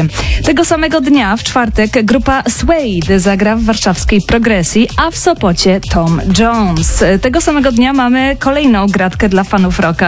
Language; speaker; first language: Polish; native; Polish